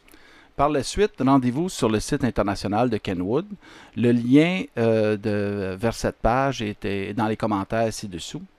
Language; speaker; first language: French; native; French